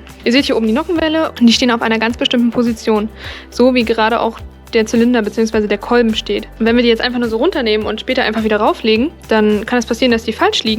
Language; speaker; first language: German; native; German